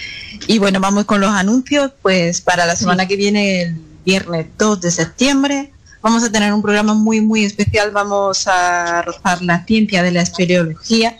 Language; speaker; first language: Spanish; native; Spanish